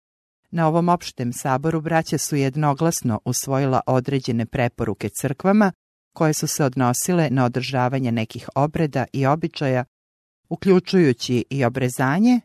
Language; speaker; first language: Serbian; native; Serbian